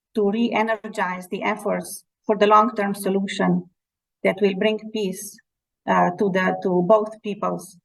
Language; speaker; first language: English; non-native, fluent; Slovenian